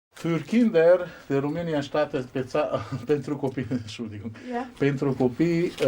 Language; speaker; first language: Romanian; non-native, local second language; Hungarian